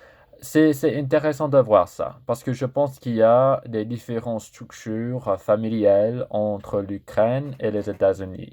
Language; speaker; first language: French; non-native, fluent; English